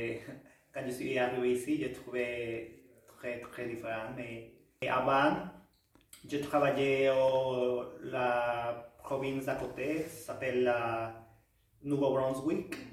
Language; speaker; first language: French; non-native, learner; Spanish